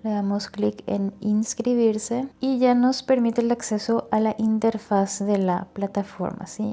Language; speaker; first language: Spanish; native; Spanish